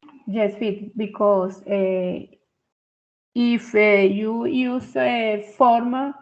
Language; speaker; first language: English; non-native, fluent; Spanish